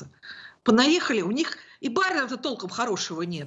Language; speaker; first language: Russian; native; Russian